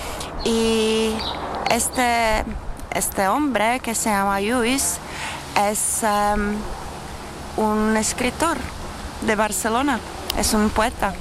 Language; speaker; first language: Spanish; non-native, fluent; Czech